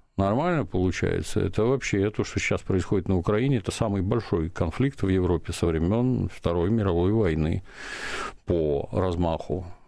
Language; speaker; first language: Russian; native; Russian